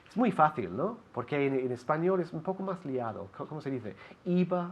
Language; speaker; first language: Spanish; non-native, fluent; English